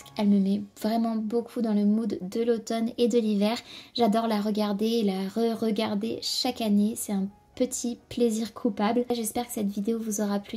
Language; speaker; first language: French; native; French